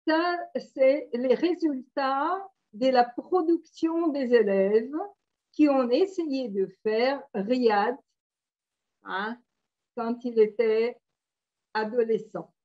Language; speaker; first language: French; non-native, fluent; Portuguese